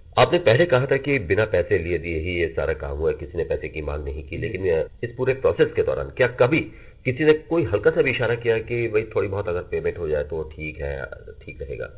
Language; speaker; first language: Hindi; native; Hindi